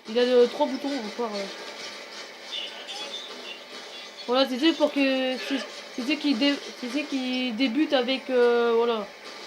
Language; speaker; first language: French; native; French